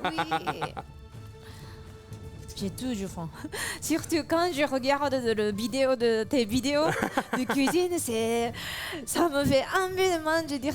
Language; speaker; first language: French; non-native, fluent; Japanese